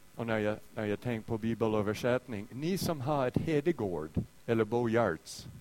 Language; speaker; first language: Swedish; non-native, fluent; English